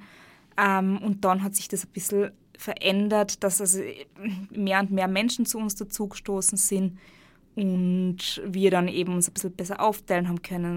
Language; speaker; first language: German; native; German